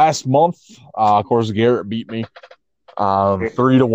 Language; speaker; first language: English; native; English